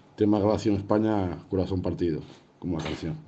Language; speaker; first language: Spanish; early bilingual, other home language; Portuguese